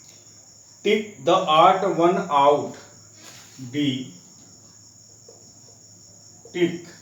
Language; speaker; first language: English; non-native, local second language; Hindi